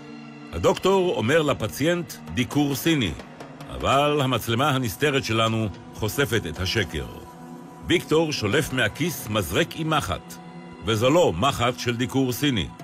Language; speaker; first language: Hebrew; native; Hebrew